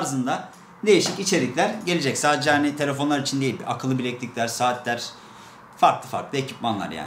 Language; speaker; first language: Turkish; native; Turkish